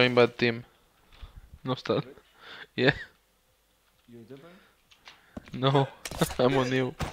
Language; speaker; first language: English; non-native, learner; Spanish